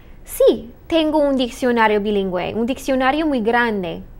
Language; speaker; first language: Spanish; non-native, fluent; English